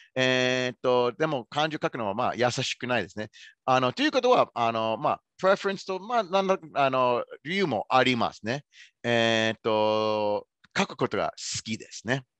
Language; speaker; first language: Japanese; non-native, fluent; English